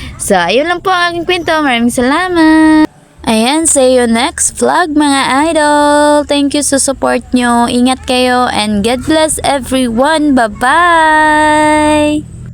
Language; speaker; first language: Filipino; non-native, local second language; Cebuano